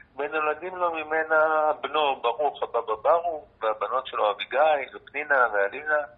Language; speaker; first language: Hebrew; native; Hebrew